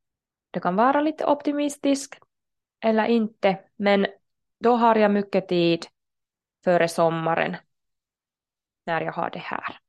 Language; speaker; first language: Swedish; non-native, local second language; Finnish